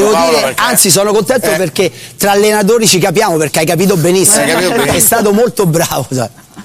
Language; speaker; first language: Italian; native; Italian